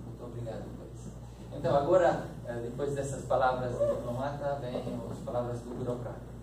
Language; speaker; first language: Portuguese; non-native, fluent; Hungarian